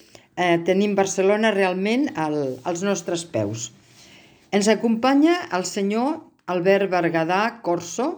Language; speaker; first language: Catalan; native; Catalan